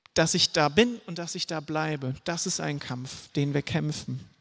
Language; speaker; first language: German; native; German